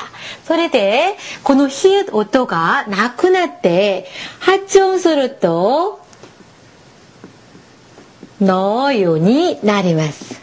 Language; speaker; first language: Japanese; non-native, fluent; Korean